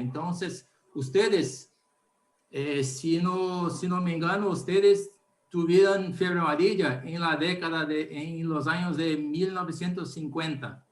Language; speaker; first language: Spanish; non-native, learner; Portuguese